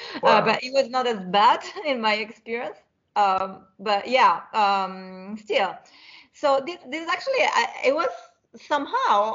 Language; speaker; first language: English; non-native, fluent; Italian